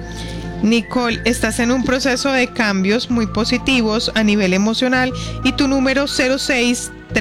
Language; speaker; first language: Spanish; native; Spanish